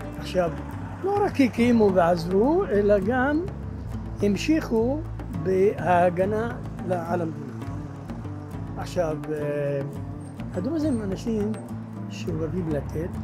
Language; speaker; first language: Hebrew; non-native, local second language; Arabic